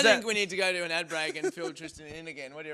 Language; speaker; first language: English; native; English